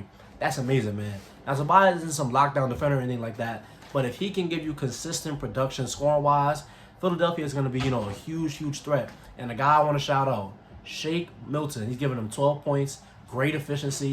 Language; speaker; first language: English; native; English